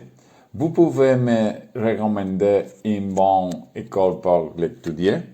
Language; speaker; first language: French; non-native, learner; Spanish